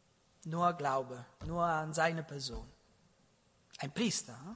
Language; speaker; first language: German; non-native, learner; Italian